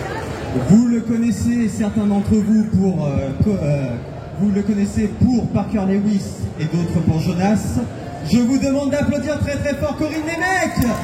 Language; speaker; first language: French; native; French